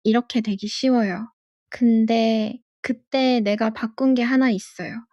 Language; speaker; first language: Korean; non-native, fluent; Arabic